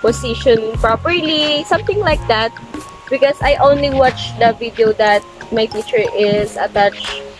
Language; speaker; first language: English; non-native, local second language; Filipino